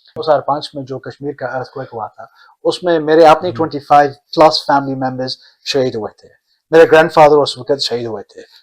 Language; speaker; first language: Urdu; early bilingual, heritage; Urdu